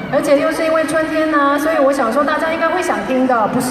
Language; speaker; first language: Chinese; native; Chinese